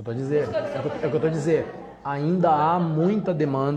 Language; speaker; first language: Portuguese; native; Portuguese